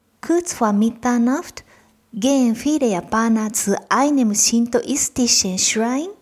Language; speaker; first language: German; non-native, fluent; Japanese